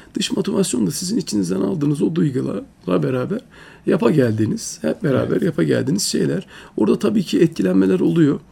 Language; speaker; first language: Turkish; early bilingual, heritage; Turkish